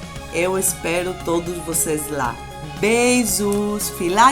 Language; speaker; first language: Portuguese; non-native, fluent; Greek